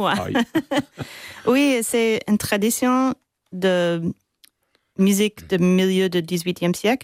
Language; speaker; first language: French; non-native, learner; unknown